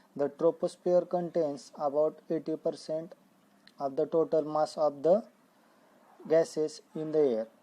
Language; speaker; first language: English; non-native, local second language; Marathi